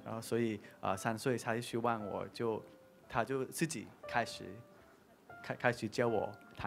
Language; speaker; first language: Chinese; non-native, learner; Thai